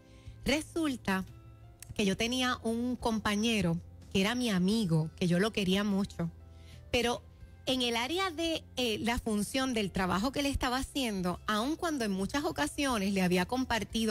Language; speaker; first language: Spanish; native; Spanish